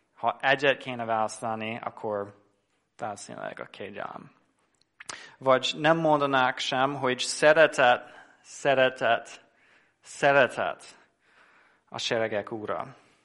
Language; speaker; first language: Hungarian; non-native, fluent; English